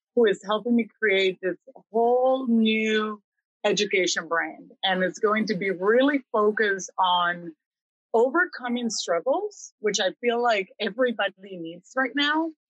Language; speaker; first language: English; early bilingual, other home language; Spanish